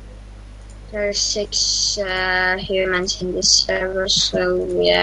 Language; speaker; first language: English; non-native, learner; Estonian